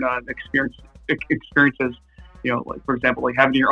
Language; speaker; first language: English; non-native, fluent; Japanese